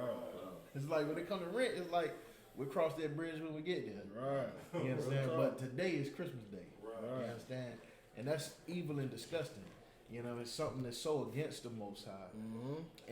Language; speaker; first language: English; native; English